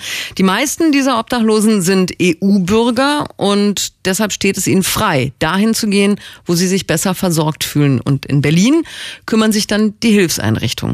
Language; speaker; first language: German; native; German